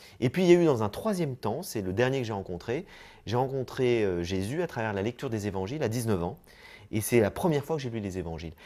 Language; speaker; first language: French; native; French